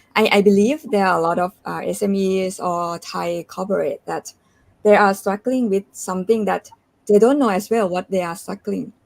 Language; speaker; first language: English; non-native, fluent; Thai